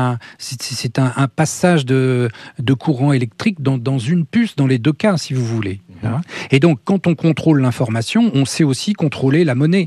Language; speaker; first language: French; native; French